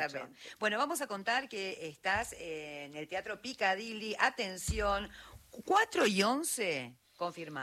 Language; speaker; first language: Spanish; native; Spanish